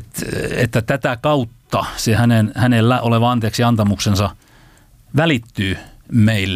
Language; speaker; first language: Finnish; native; Finnish